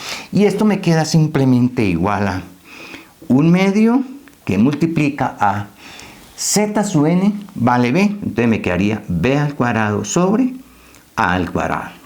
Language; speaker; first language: Spanish; native; Spanish